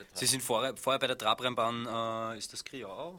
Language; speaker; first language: German; native; German